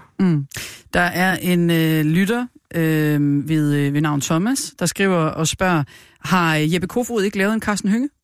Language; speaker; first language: Danish; native; Danish